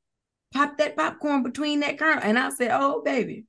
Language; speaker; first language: English; native; English